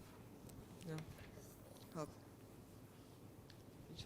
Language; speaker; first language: German; non-native, learner; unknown